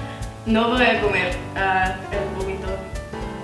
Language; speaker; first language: Spanish; non-native, learner; English